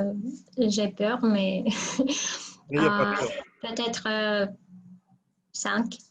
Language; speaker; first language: French; non-native, learner; Russian